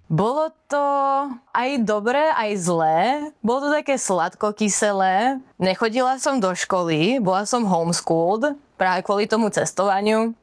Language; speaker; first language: Slovak; early bilingual, heritage; Slovak